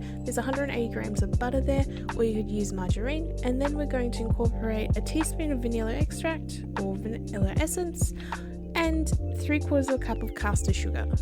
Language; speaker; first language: English; native; English